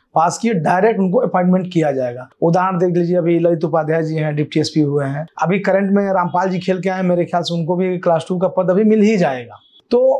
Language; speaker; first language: Hindi; native; Hindi